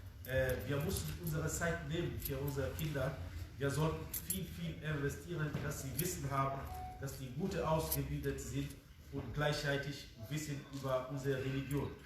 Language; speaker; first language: German; non-native, fluent; Fula